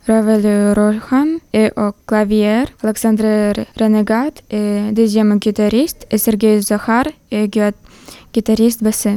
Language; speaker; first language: French; non-native, learner; Russian